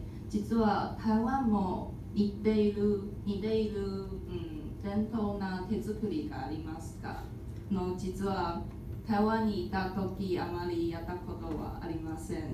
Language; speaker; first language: Japanese; non-native, learner; Chinese